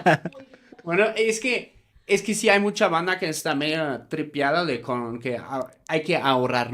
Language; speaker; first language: Spanish; non-native, fluent; German